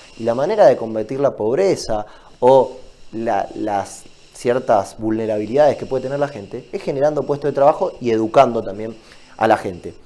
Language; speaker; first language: Spanish; native; Spanish